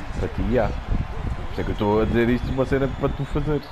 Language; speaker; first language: Portuguese; native; Portuguese